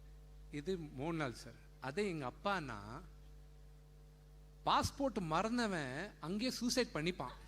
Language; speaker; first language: Tamil; non-native, local second language; Telugu